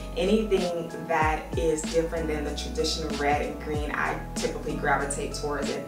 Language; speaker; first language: English; native; English